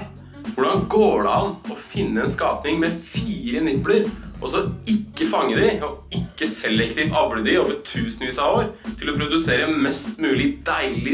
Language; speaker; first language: Norwegian; native; Norwegian